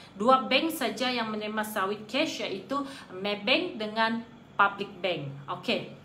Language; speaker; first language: Malay; non-native, local second language; Iban